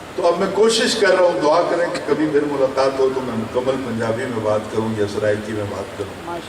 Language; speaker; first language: Urdu; non-native, local second language; Saraiki